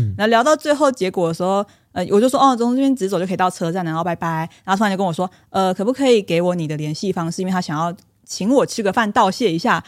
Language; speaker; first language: Chinese; native; Chinese